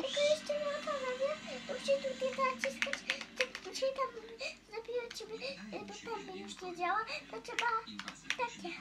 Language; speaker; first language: Polish; early bilingual, other home language; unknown